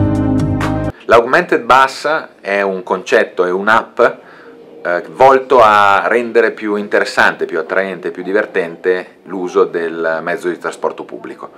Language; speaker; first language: Italian; native; Italian